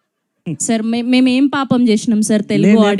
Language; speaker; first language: Telugu; native; Telugu